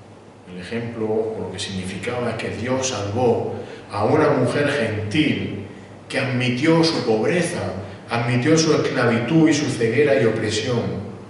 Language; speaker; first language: Spanish; native; Spanish